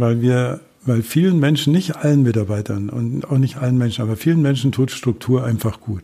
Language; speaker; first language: German; native; German